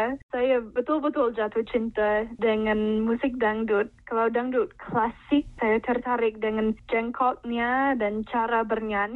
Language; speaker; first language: Indonesian; non-native, fluent; English